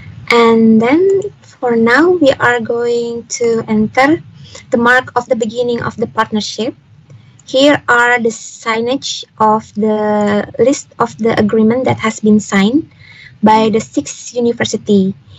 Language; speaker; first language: English; non-native, fluent; Indonesian